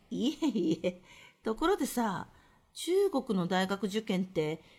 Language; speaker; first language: Japanese; native; Japanese